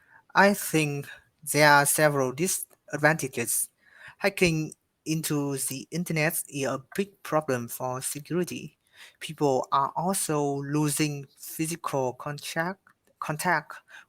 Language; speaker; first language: English; non-native, learner; Vietnamese